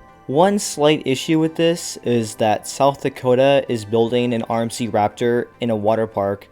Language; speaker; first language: English; native; English